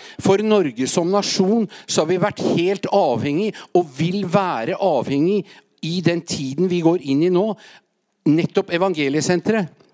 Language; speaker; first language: Norwegian; native; Norwegian